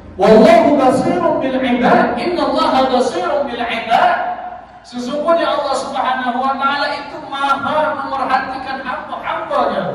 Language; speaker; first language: Malay; native; Malay